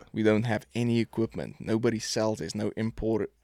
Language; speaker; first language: English; non-native, local second language; Afrikaans